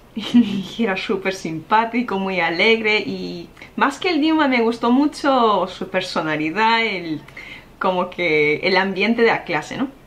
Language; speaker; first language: Spanish; non-native, fluent; Japanese